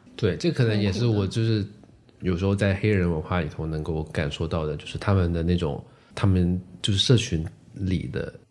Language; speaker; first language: Chinese; non-native, local second language; Min Nan Chinese